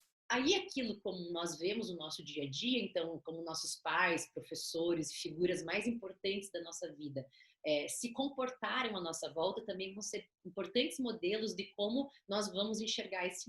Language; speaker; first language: Portuguese; native; Portuguese